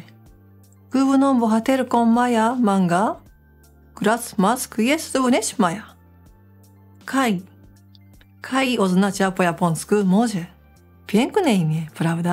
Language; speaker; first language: Polish; non-native, fluent; Japanese